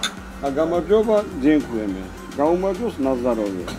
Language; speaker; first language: Polish; non-native, learner; Russian